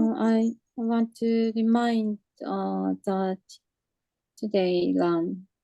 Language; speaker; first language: English; non-native, learner; Japanese